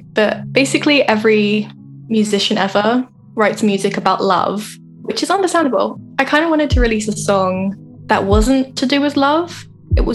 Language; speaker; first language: English; native; English